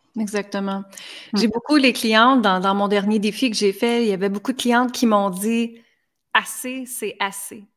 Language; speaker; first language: French; native; French